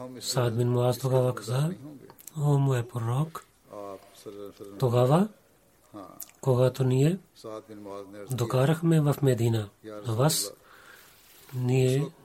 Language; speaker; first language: Bulgarian; non-native, learner; Urdu